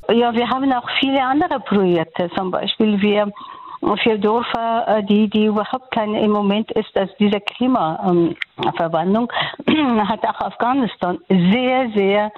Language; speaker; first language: German; non-native, fluent; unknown